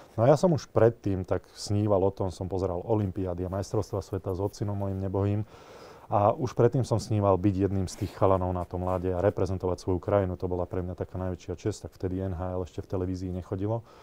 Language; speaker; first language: Slovak; native; Slovak